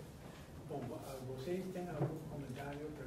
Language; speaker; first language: Portuguese; non-native, fluent; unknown